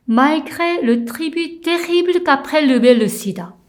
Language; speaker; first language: French; non-native, fluent; Korean